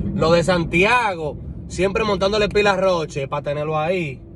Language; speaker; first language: Spanish; native; Spanish